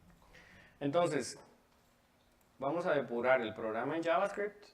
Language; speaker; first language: Spanish; native; Spanish